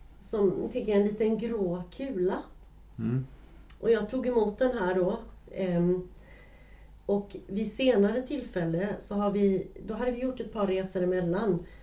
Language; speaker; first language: Swedish; native; Swedish